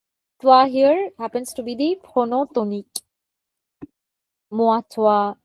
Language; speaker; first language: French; non-native, fluent; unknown